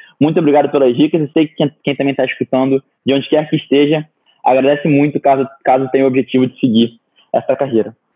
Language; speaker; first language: Portuguese; native; Portuguese